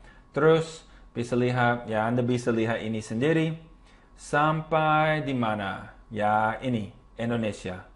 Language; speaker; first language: Indonesian; non-native, fluent; English